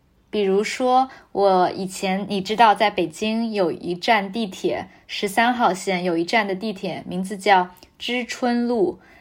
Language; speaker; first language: Chinese; native; Chinese